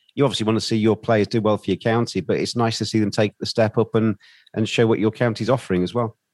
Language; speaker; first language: English; native; English